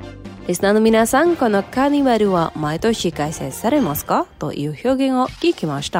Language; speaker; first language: Japanese; non-native, fluent; Indonesian